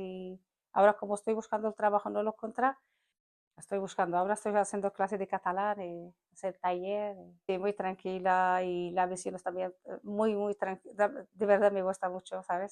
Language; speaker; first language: Spanish; non-native, learner; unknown